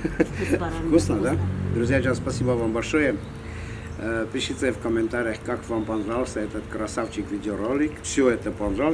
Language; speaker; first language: Russian; non-native, fluent; Armenian